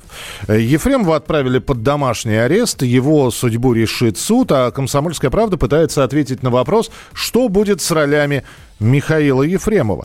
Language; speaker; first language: Russian; native; Russian